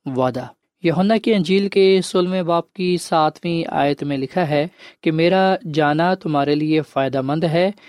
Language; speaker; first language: Urdu; non-native, local second language; Punjabi